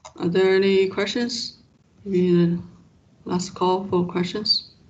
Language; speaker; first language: English; non-native, fluent; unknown